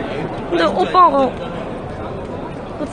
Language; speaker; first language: Korean; native; Korean